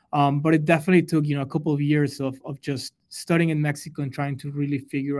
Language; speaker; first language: English; non-native, fluent; Spanish